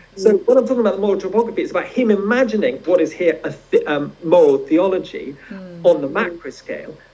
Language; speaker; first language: English; native; English